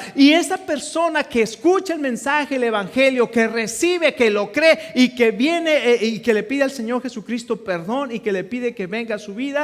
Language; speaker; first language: Spanish; native; Spanish